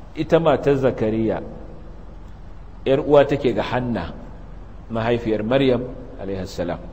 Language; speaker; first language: Hausa; native; Hausa